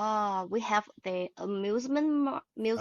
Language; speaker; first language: English; non-native, learner; Chinese